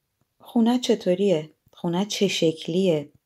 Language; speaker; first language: Persian; native; Persian